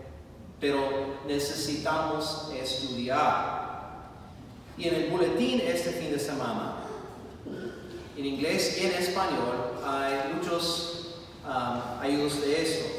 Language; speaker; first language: Spanish; non-native, fluent; English